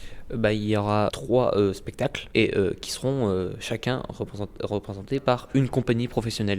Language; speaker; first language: French; native; French